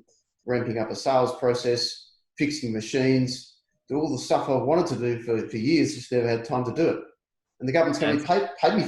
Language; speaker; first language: English; native; English